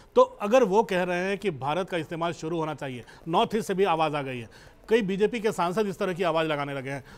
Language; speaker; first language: Hindi; native; Hindi